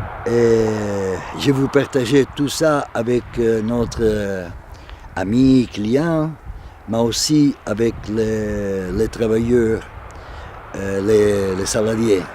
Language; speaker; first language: French; non-native, fluent; Italian